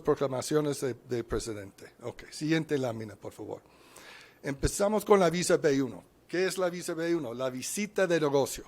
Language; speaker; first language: Spanish; non-native, fluent; English